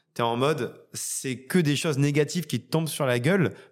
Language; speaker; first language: French; native; French